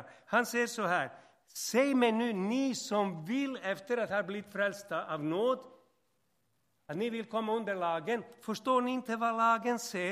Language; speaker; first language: Swedish; non-native, fluent; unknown